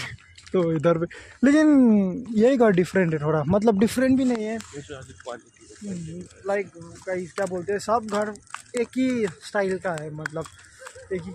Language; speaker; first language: Hindi; non-native, local second language; Nepali